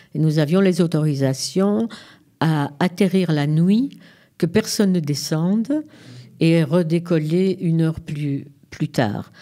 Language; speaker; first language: French; native; French